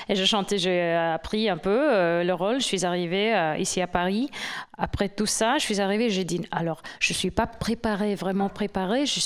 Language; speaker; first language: French; non-native, fluent; English